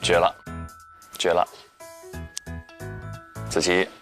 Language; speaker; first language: Chinese; native; Chinese